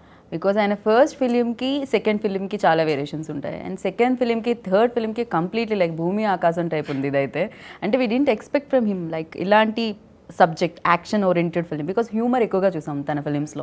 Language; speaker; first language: Telugu; native; Telugu